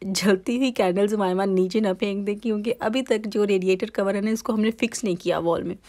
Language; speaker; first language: Urdu; native; Urdu